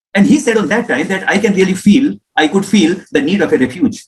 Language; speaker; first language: English; non-native, local second language; Hindi